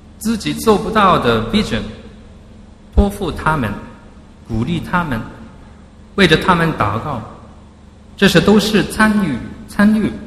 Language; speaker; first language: Chinese; non-native, fluent; Japanese